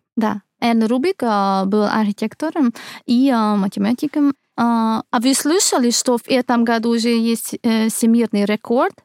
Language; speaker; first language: Russian; non-native, fluent; Hungarian